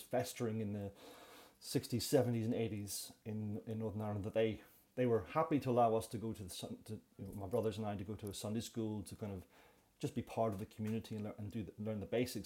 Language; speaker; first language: English; native; English